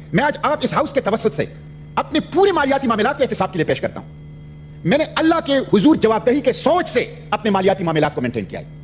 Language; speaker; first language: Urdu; non-native, local second language; Pashto